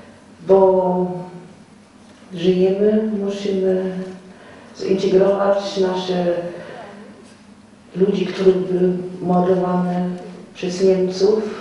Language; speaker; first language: Polish; non-native, learner; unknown